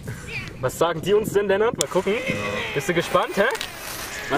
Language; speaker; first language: German; native; German